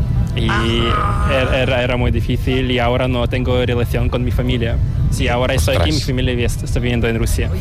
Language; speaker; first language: Spanish; non-native, learner; Korean